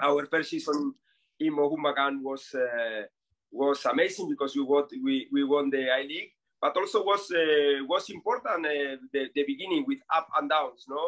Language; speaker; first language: English; non-native, fluent; Spanish